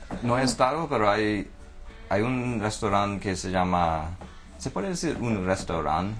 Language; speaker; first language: Spanish; non-native, fluent; English